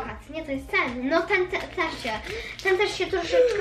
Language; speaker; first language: Polish; early bilingual, heritage; Polish